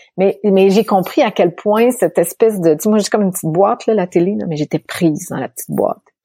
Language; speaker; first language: French; native; French